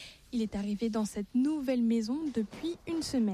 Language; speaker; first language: French; native; French